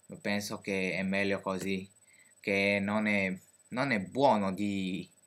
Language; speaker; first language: Italian; non-native, fluent; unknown